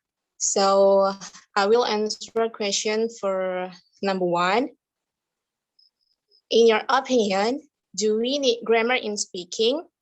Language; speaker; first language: English; non-native, learner; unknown